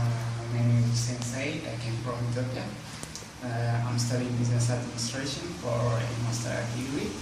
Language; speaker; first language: English; non-native, learner; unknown